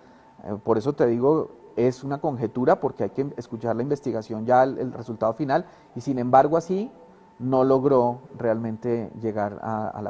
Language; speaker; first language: Spanish; native; Spanish